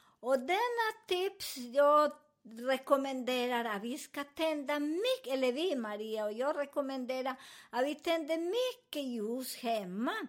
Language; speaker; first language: Swedish; non-native, learner; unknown